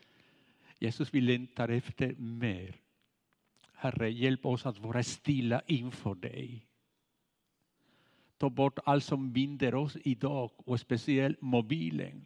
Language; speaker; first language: Swedish; non-native, fluent; Spanish